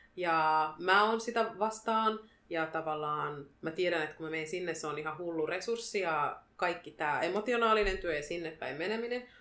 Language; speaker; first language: Finnish; early bilingual, other home language; Bangla